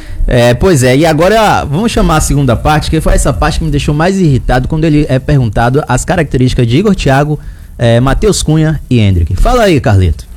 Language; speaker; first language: Portuguese; native; Portuguese